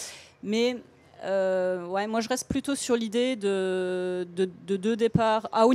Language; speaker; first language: French; native; French